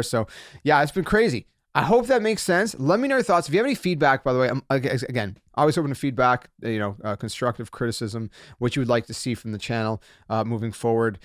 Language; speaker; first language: English; native; English